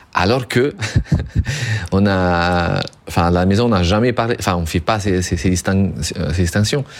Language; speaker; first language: French; non-native, fluent; Italian